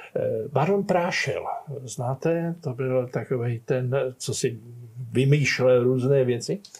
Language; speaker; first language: Czech; native; Czech